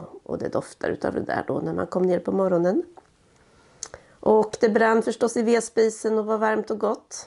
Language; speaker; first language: Swedish; native; Swedish